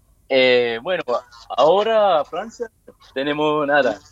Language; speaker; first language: Spanish; non-native, learner; French